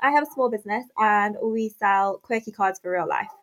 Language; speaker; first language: English; native; English